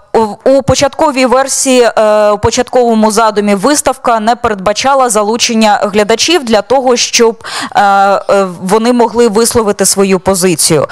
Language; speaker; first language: Ukrainian; native; Ukrainian